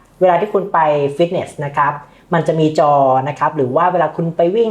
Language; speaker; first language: Thai; native; Thai